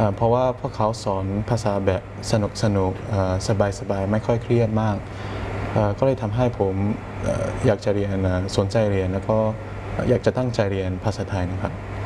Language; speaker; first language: Thai; non-native, fluent; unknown